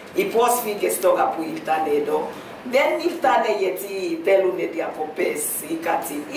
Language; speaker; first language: Greek; non-native, fluent; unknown